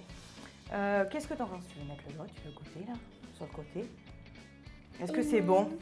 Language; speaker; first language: French; native; French